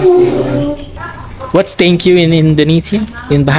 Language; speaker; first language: English; non-native, local second language; Filipino